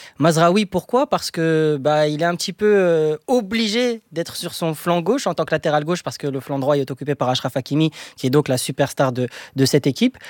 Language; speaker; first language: French; native; French